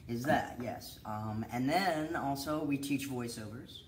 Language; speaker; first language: English; native; English